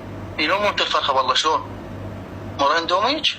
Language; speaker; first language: Arabic; native; Arabic